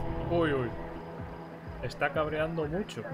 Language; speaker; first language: Spanish; native; Spanish